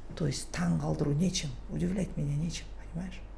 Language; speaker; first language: Russian; non-native, local second language; Kazakh